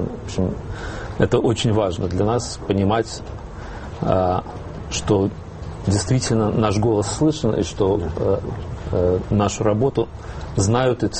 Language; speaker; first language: Russian; native; Russian